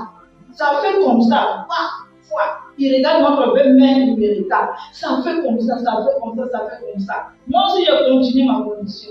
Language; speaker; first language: French; non-native, local second language; Kongo